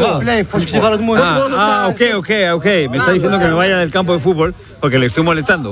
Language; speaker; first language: Spanish; native; Spanish